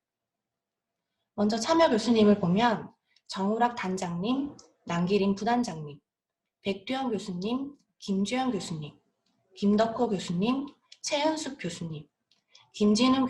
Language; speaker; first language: Korean; native; Korean